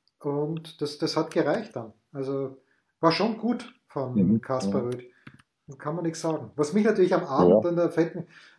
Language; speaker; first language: German; native; German